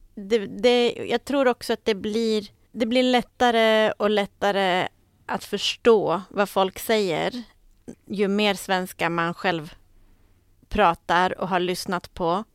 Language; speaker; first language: Swedish; native; Swedish